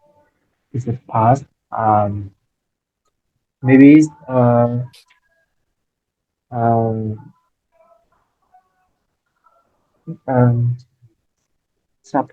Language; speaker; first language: English; non-native, learner; Vietnamese